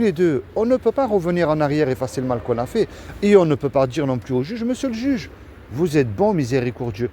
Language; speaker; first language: French; native; French